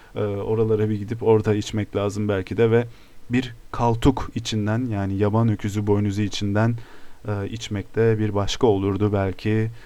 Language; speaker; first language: Turkish; native; Turkish